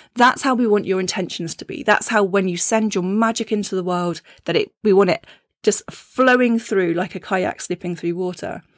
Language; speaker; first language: English; native; English